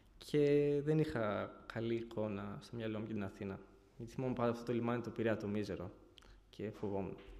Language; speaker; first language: Greek; early bilingual, other home language; Bulgarian